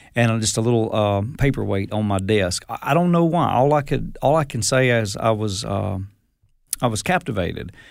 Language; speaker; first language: English; native; English